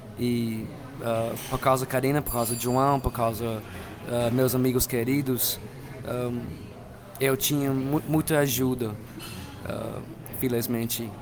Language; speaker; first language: Portuguese; non-native, learner; English